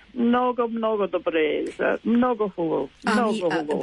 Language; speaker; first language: Bulgarian; non-native, learner; English